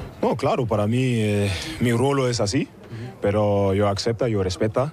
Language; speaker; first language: Spanish; non-native, learner; German